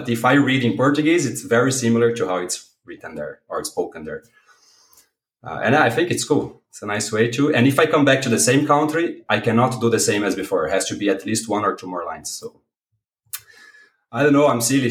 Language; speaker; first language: English; non-native, fluent; Portuguese